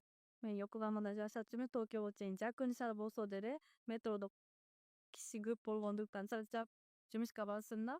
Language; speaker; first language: Kyrgyz; non-native, fluent; Japanese